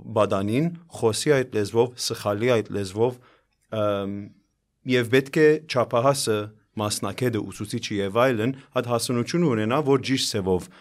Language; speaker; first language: Armenian; early bilingual, heritage; Armenian